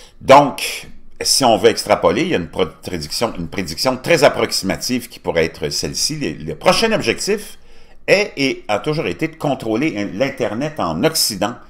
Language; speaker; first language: French; native; French